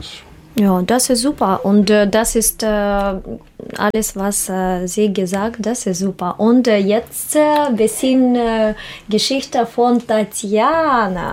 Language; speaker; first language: German; non-native, learner; Russian